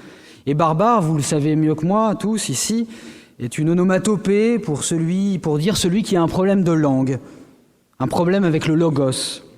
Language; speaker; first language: French; native; French